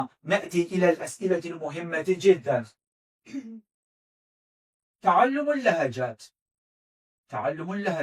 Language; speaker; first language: Arabic; non-native, fluent; Azerbaijani